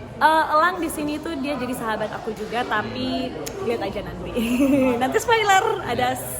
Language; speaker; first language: Indonesian; native; Indonesian